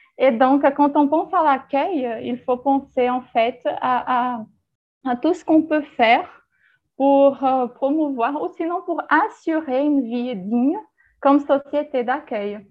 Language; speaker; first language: French; non-native, fluent; Portuguese